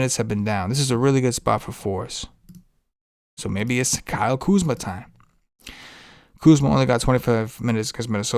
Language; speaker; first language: English; native; English